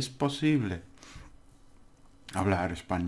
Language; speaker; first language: Spanish; non-native, learner; English